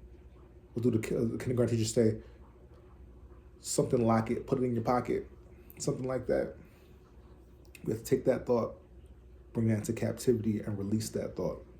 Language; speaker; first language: English; native; English